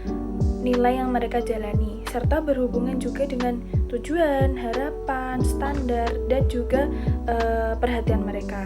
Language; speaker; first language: Indonesian; native; Indonesian